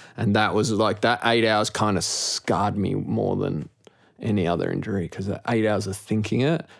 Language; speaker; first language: English; native; English